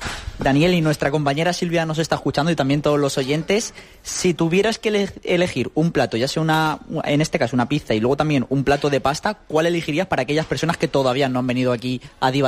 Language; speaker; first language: Spanish; native; Spanish